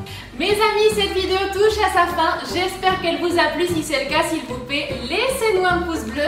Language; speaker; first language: French; native; French